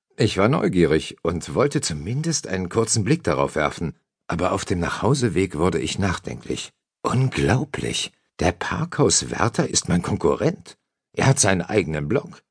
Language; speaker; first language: German; native; German